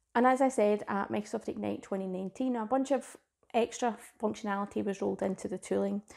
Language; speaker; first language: English; native; English